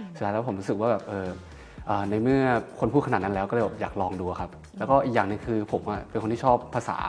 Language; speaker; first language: Thai; native; Thai